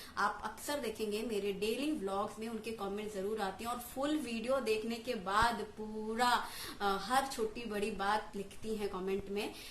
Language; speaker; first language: Hindi; native; Hindi